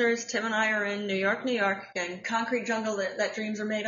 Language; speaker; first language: English; native; English